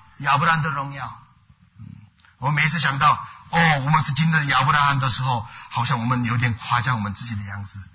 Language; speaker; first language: Chinese; non-native, fluent; Korean